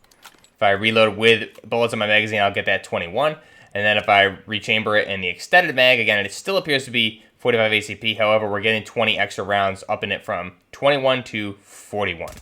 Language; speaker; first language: English; native; English